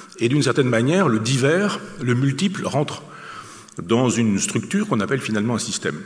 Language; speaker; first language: French; native; French